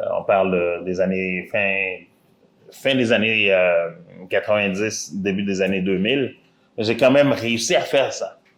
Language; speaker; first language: French; early bilingual, other home language; Haitian Creole